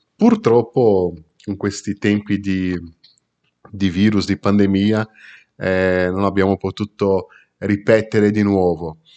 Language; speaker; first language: Italian; non-native, fluent; Portuguese